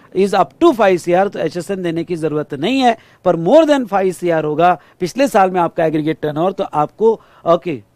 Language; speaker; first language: Hindi; non-native, local second language; Marathi